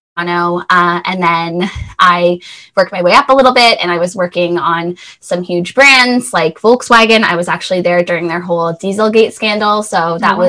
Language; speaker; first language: English; native; English